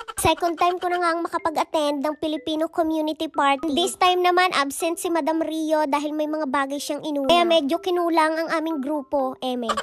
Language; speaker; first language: Filipino; non-native, local second language; Cebuano